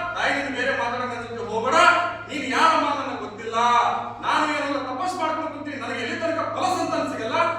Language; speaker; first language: Kannada; non-native, local second language; Lambadi